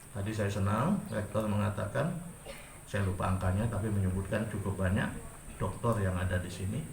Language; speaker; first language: Indonesian; non-native, local second language; Achinese